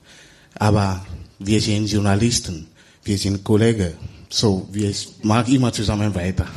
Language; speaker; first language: German; non-native, learner; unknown